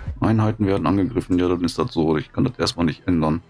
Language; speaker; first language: German; native; German